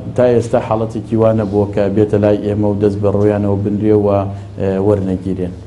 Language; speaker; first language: Central Kurdish; native; Central Kurdish